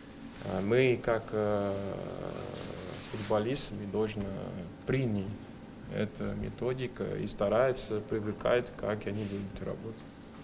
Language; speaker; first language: Russian; non-native, fluent; Portuguese